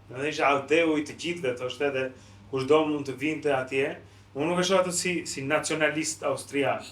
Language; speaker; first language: Albanian; native; Albanian